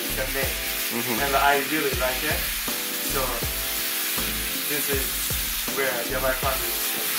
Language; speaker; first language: English; non-native, learner; Japanese